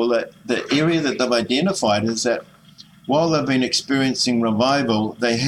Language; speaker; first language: English; native; English